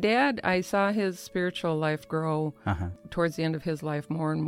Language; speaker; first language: English; native; English